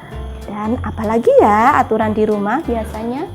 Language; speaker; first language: Indonesian; native; Indonesian